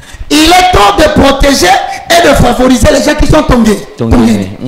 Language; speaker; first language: French; non-native, local second language; Lingala